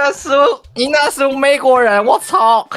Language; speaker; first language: Chinese; non-native, learner; Japanese